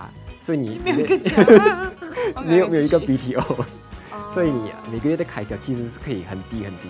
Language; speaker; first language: Chinese; native; Chinese